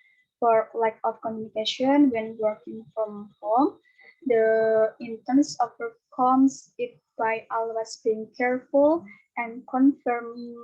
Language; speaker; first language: English; non-native, learner; Indonesian